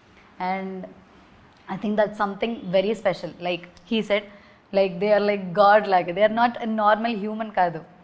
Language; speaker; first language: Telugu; non-native, learner; Malayalam